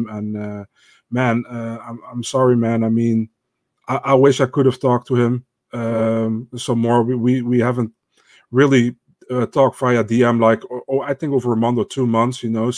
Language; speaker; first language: English; non-native, fluent; Dutch